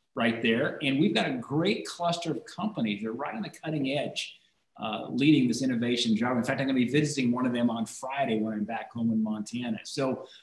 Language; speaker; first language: English; native; English